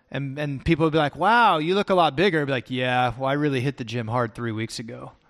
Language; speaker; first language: English; native; English